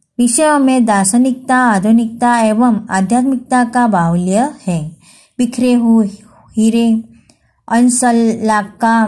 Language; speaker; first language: Hindi; non-native, local second language; Gujarati